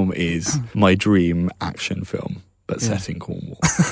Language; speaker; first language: English; native; English